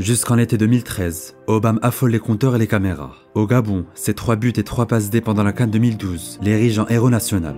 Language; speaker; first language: French; native; French